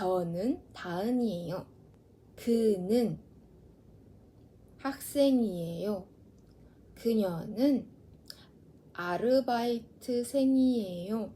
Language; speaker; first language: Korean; non-native, fluent; Mongolian